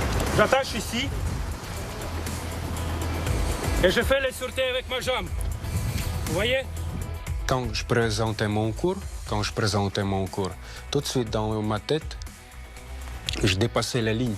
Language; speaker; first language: French; non-native, learner; Russian